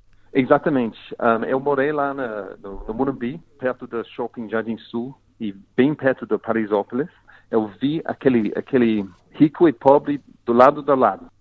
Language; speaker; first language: Portuguese; non-native, fluent; English